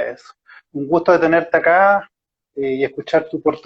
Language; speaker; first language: Spanish; native; Spanish